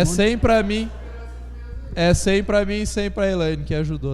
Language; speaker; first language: Portuguese; native; Portuguese